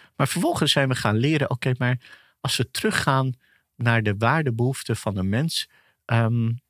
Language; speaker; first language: Dutch; early bilingual, other home language; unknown